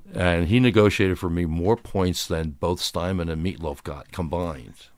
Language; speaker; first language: English; native; English